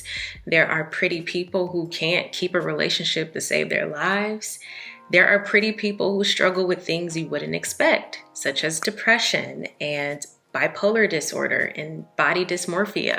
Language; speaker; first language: English; native; English